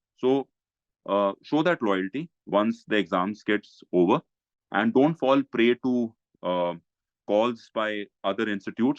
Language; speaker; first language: English; non-native, local second language; Hindi